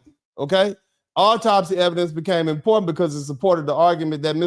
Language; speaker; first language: English; native; English